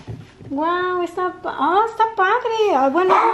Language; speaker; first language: Spanish; native; Spanish